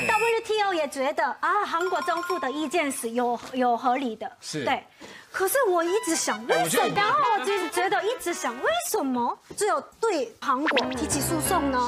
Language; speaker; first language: Chinese; non-native, fluent; Korean